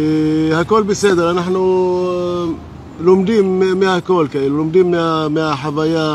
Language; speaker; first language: Hebrew; non-native, local second language; Arabic